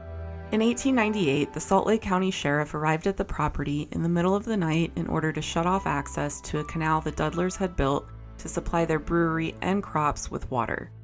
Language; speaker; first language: English; native; English